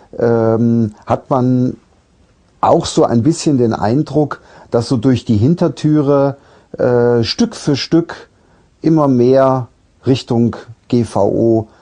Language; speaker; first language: German; native; German